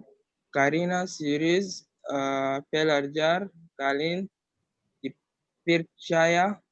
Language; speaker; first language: Indonesian; non-native, learner; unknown